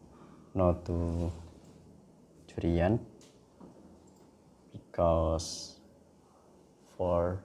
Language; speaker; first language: English; non-native, learner; Indonesian